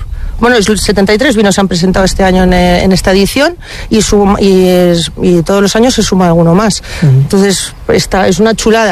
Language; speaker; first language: Spanish; native; Spanish